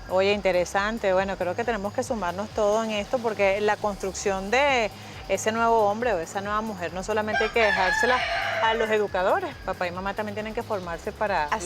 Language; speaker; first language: Spanish; native; Spanish